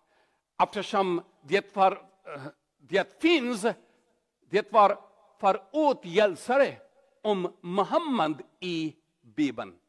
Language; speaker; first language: Swedish; non-native, learner; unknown